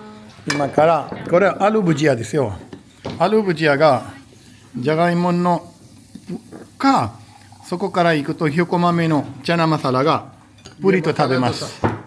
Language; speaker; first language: Japanese; non-native, fluent; Urdu